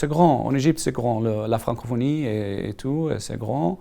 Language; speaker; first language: French; non-native, learner; Arabic